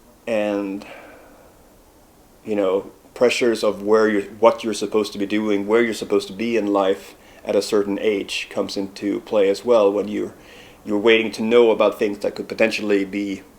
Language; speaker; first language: English; non-native, fluent; Swedish